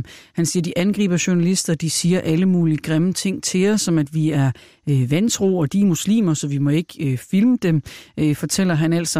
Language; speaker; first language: Danish; native; Danish